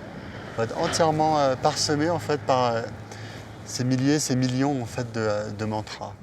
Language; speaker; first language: French; native; French